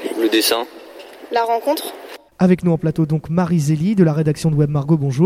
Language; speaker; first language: French; native; French